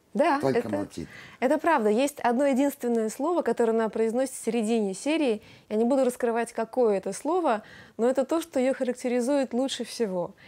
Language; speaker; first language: Russian; non-native, local second language; Tatar